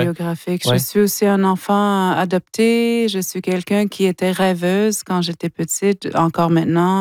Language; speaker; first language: French; non-native, local second language; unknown